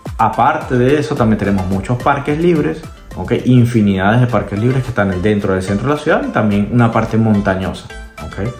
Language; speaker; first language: Spanish; native; Spanish